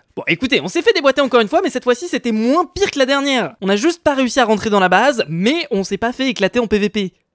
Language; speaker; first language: French; native; French